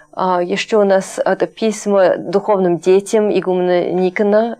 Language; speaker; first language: Russian; non-native, fluent; English